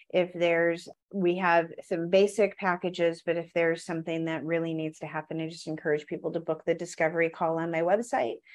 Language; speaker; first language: English; native; English